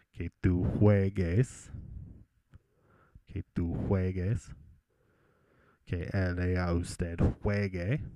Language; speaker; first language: Spanish; non-native, fluent; English